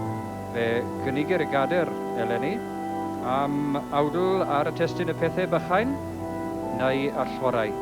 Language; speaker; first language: Welsh; native; Welsh